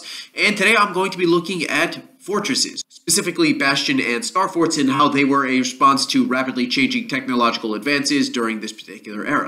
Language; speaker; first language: English; native; English